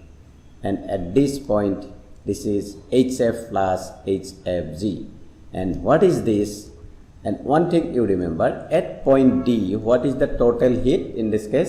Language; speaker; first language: English; non-native, local second language; Assamese